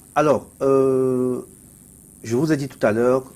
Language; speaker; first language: French; non-native, local second language; Basaa